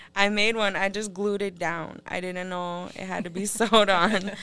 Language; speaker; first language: English; native; English